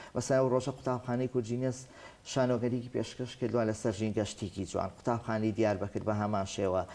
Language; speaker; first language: Central Kurdish; native; Central Kurdish